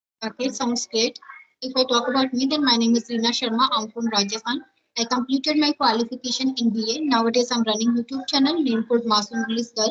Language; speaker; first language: English; non-native, learner; Hindi